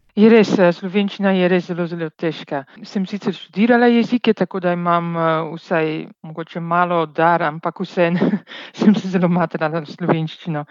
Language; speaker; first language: Slovenian; non-native, fluent; Dutch